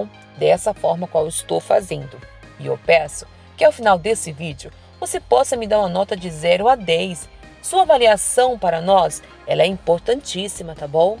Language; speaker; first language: Portuguese; native; Portuguese